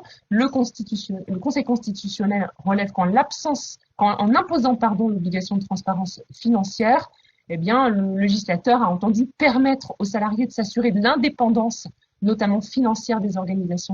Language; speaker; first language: French; native; French